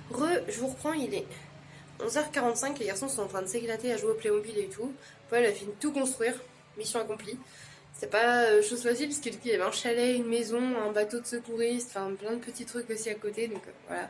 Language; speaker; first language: French; native; French